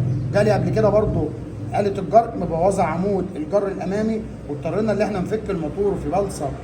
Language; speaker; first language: Arabic; native; Arabic